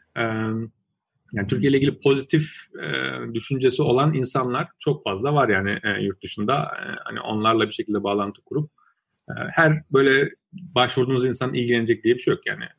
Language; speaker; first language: Turkish; early bilingual, other home language; Azerbaijani